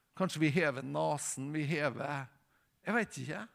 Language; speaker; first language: Norwegian; native; Norwegian